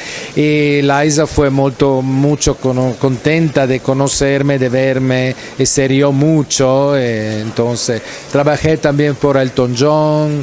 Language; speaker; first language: Spanish; non-native, fluent; Italian